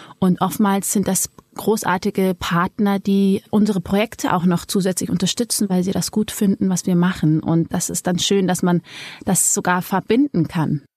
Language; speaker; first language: German; early bilingual, other home language; Amharic